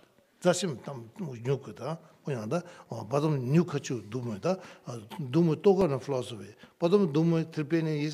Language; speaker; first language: Russian; non-native, learner; Tibetan